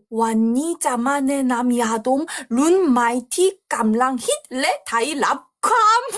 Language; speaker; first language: Thai; non-native, learner; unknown